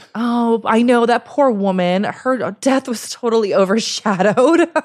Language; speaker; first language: English; early bilingual, other home language; Italian